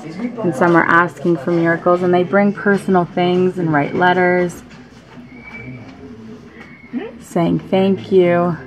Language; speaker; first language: English; early bilingual, heritage; English